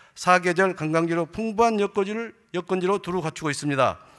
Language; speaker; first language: Korean; native; Korean